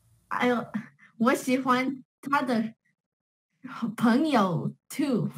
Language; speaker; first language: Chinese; early bilingual, heritage; Chinese